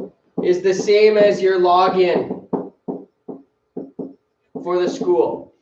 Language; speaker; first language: English; native; English